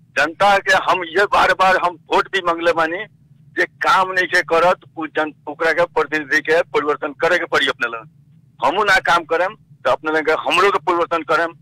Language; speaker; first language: Bhojpuri; native; Bhojpuri